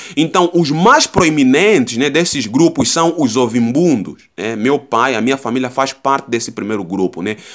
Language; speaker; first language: Portuguese; native; Portuguese